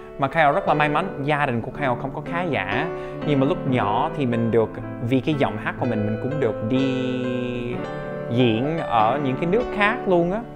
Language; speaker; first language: Vietnamese; non-native, fluent; English